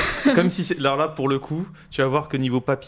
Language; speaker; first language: French; native; French